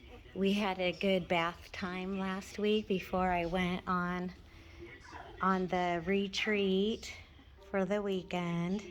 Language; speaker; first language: English; native; English